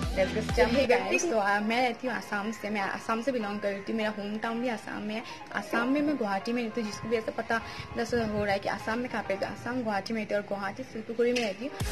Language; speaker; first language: Hindi; non-native, local second language; Bangla